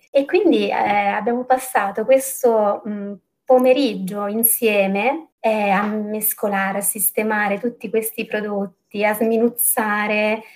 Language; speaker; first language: Italian; native; Italian